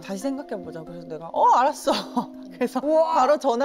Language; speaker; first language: Korean; native; Korean